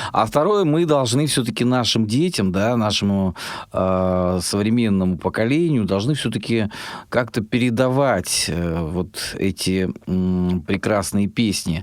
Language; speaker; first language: Russian; native; Russian